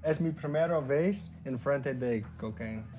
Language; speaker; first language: Spanish; non-native, learner; English